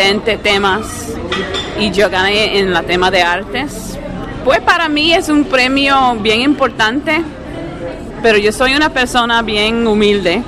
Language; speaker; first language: Spanish; early bilingual, heritage; English